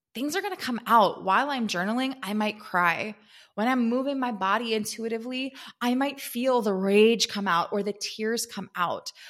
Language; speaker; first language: English; native; English